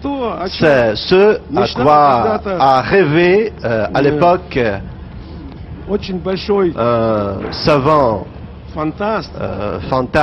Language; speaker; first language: French; non-native, fluent; Russian